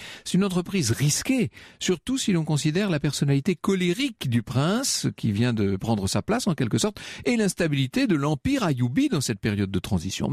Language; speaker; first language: French; native; French